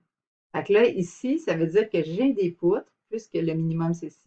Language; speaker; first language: French; native; French